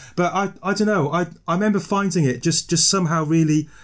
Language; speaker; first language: English; native; English